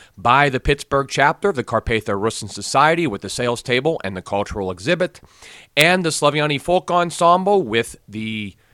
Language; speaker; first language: English; native; English